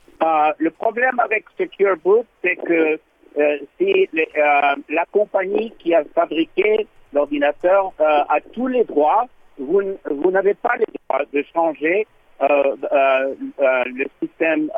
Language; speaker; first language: French; non-native, learner; English